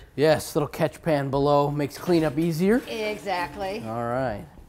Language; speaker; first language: English; native; English